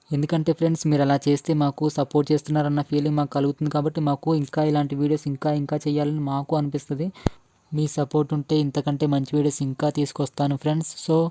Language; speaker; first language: Telugu; non-native, local second language; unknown